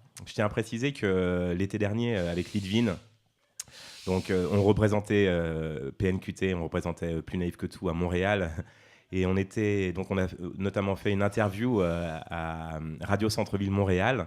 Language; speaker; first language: French; native; French